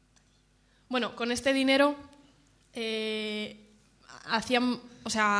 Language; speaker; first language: Spanish; native; Spanish